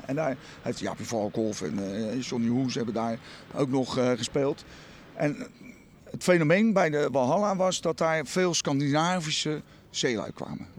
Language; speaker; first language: Dutch; native; Dutch